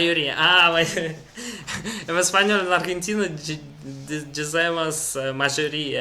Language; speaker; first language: Portuguese; non-native, learner; Russian